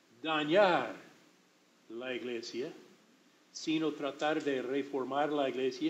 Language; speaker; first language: Spanish; non-native, fluent; English